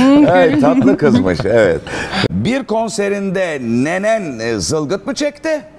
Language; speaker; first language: Turkish; native; Turkish